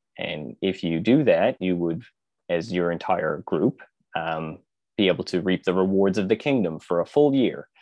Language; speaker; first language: English; native; English